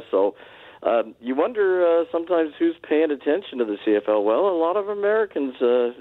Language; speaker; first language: English; native; English